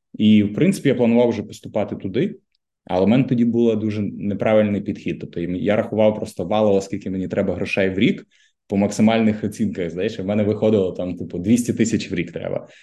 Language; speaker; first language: Ukrainian; native; Ukrainian